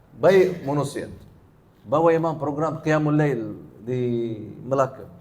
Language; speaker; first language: Malay; non-native, learner; Arabic